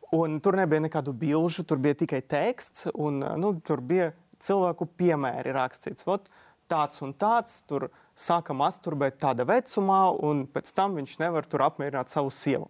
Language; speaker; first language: Latvian; non-native, local second language; Russian